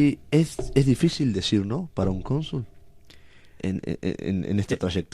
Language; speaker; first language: Spanish; native; Spanish